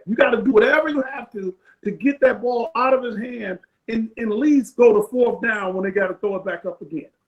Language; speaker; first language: English; native; English